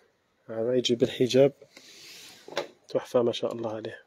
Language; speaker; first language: Arabic; native; Arabic